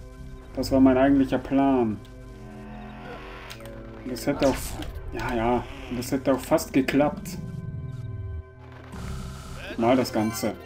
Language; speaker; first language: German; native; German